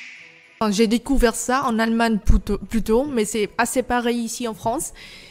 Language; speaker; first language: French; non-native, fluent; Vietnamese